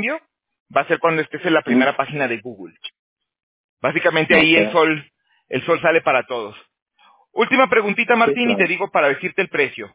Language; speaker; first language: Spanish; native; Spanish